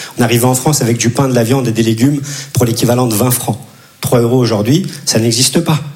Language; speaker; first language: French; early bilingual, other home language; Turkish